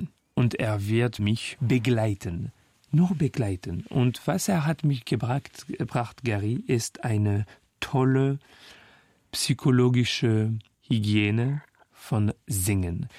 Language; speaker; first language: German; non-native, fluent; French